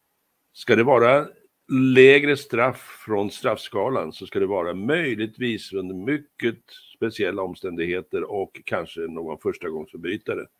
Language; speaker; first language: Swedish; native; Swedish